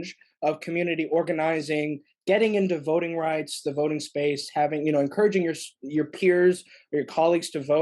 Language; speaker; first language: English; native; English